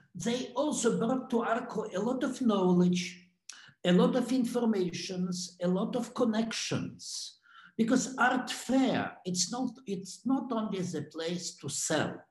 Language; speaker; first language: English; non-native, fluent; Russian